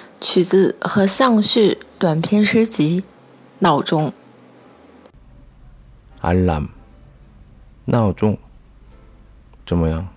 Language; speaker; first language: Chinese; non-native, learner; Korean